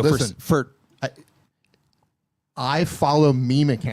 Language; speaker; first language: English; native; English